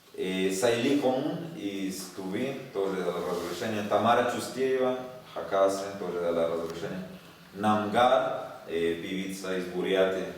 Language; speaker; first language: Russian; non-native, learner; Spanish